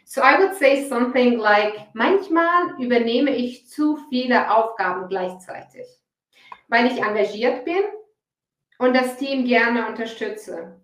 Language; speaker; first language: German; non-native, fluent; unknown